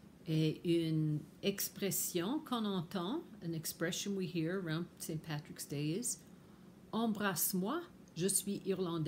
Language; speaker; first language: French; non-native, fluent; English